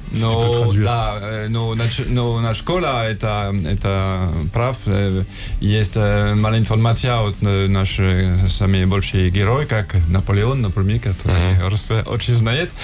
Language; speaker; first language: Russian; non-native, learner; French